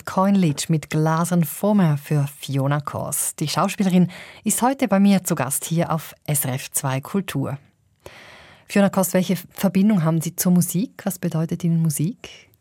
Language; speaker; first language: German; native; German